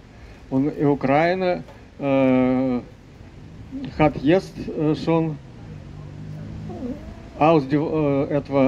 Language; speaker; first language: German; non-native, fluent; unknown